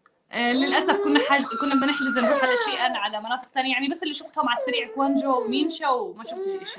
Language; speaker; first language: Arabic; native; Arabic